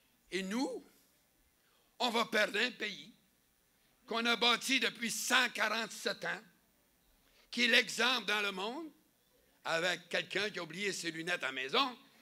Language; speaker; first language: French; native; French